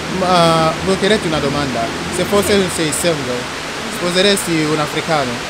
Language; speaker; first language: Italian; non-native, learner; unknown